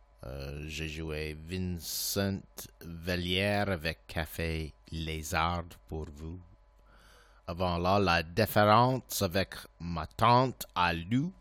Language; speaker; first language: French; non-native, local second language; English